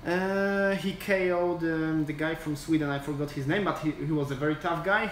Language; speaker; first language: English; non-native, fluent; Polish